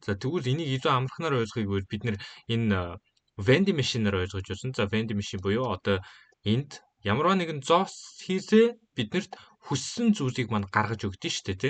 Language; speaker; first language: Mongolian; native; Mongolian